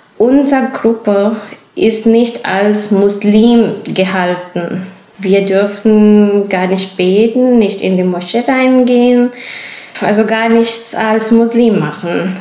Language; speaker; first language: German; non-native, fluent; Urdu